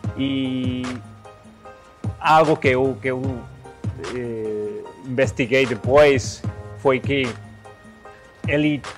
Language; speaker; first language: Portuguese; non-native, learner; Spanish